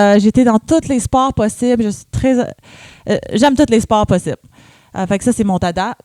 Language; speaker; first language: French; early bilingual, other home language; English